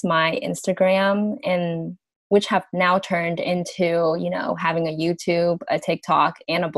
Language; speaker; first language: English; early bilingual, other home language; Vietnamese